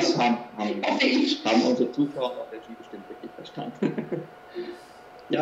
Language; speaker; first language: German; native; German